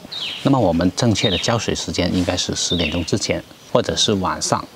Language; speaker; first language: Chinese; native; Chinese